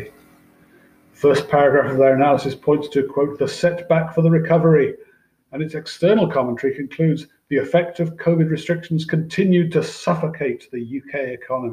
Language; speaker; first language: English; native; English